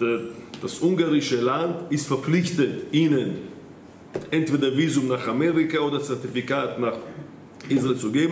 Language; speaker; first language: German; non-native, fluent; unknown